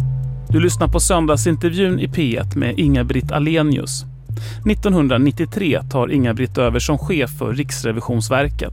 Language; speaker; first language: Swedish; native; Swedish